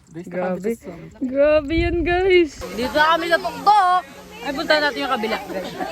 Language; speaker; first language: Filipino; native; Filipino